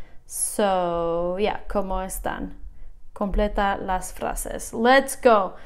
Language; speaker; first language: Spanish; non-native, fluent; English